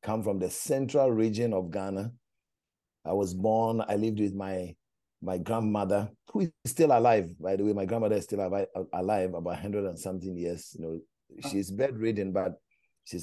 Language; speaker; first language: English; non-native, local second language; Akan